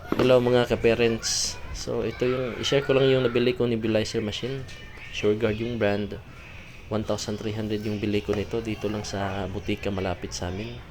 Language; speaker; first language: Filipino; native; Filipino